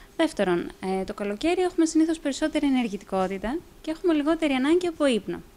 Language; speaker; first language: Greek; native; Greek